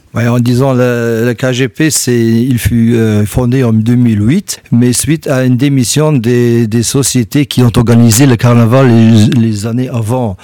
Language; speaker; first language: French; non-native, local second language; Luxembourgish